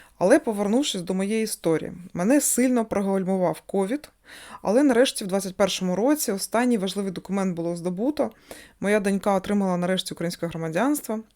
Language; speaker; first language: Ukrainian; non-native, local second language; Russian